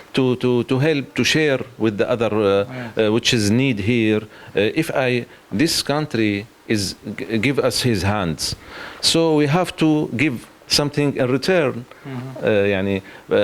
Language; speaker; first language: English; non-native, learner; Arabic